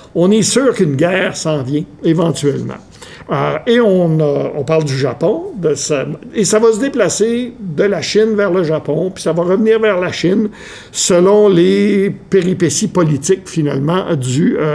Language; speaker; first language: French; native; French